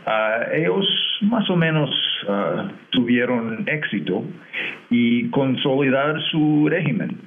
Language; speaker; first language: Spanish; non-native, fluent; English